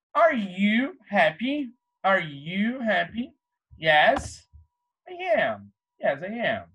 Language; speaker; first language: English; non-native, fluent; Portuguese